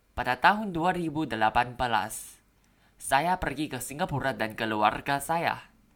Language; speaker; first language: Indonesian; non-native, learner; Thai